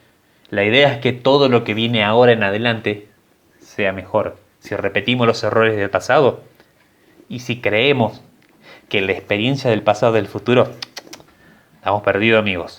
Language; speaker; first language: Spanish; native; Spanish